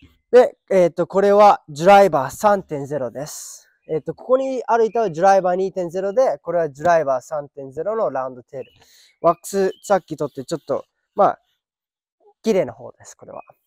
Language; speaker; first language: Japanese; early bilingual, heritage; Japanese